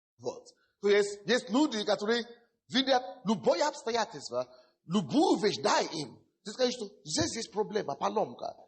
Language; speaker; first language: Russian; non-native, fluent; Yoruba